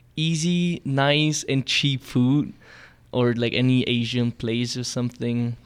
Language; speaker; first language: English; non-native, fluent; German